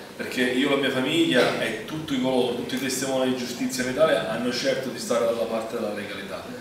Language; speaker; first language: Italian; native; Italian